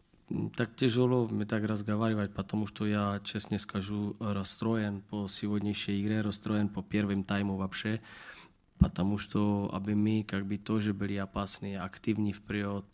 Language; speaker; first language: Russian; non-native, learner; Czech